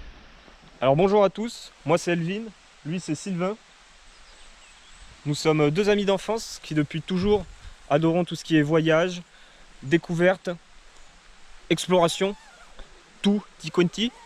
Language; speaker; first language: French; native; French